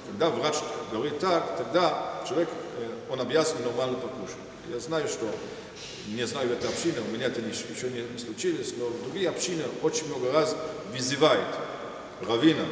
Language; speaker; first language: Russian; non-native, fluent; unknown